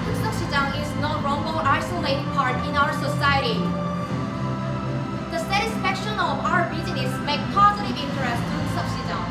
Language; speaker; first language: English; non-native, learner; Korean